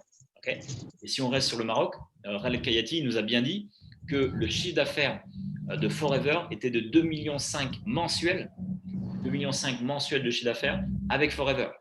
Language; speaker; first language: French; native; French